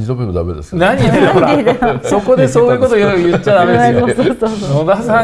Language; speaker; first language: Japanese; native; Japanese